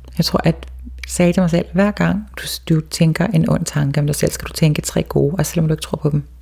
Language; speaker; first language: Danish; early bilingual, other home language; Faroese